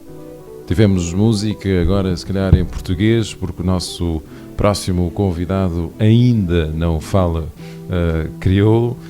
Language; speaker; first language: Portuguese; non-native, local second language; Kabuverdianu